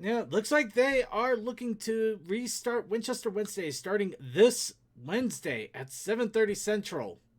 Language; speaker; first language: English; native; English